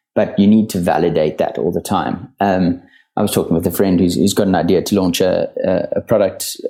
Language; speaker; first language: English; native; English